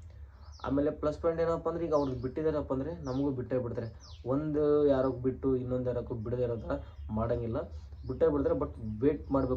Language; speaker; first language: Kannada; native; Kannada